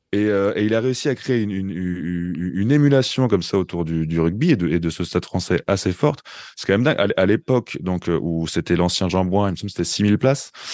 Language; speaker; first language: French; native; French